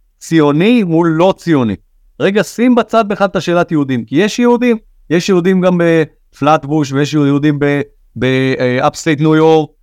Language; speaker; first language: Hebrew; native; Hebrew